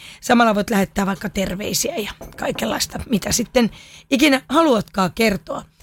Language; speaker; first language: Finnish; native; Finnish